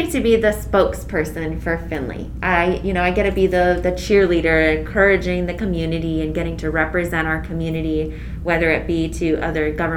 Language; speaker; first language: English; native; English